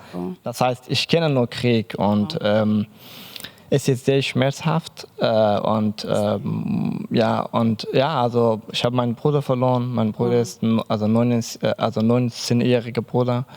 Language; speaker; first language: German; non-native, learner; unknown